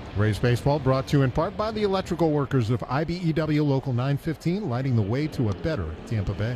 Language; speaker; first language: English; native; English